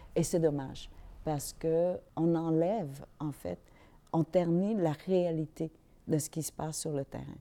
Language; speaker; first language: French; early bilingual, other home language; Vietnamese